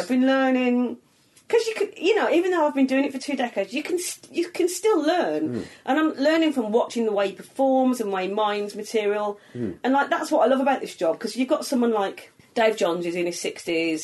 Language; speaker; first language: English; native; English